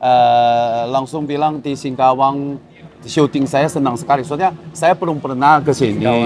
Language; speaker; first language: Indonesian; non-native, learner; Chinese